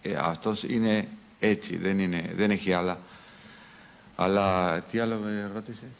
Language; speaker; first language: Greek; non-native, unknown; Spanish